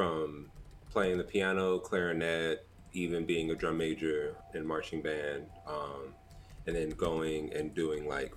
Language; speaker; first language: English; native; English